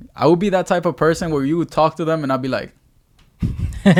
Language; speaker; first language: English; early bilingual, other home language; Spanish